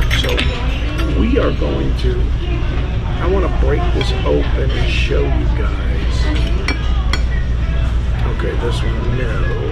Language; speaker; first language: English; native; English